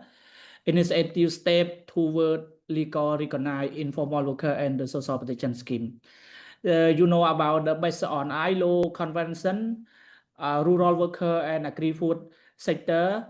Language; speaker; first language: English; non-native, learner; Khmer